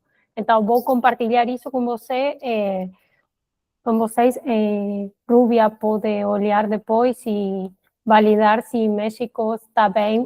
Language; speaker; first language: Portuguese; non-native, fluent; Spanish